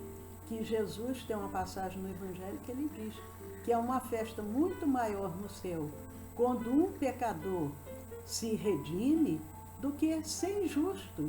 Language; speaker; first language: Portuguese; native; Portuguese